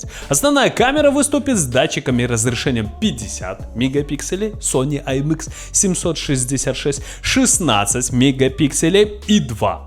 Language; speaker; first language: Russian; native; Russian